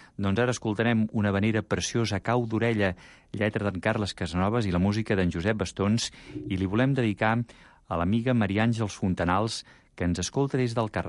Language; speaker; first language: Catalan; native; Catalan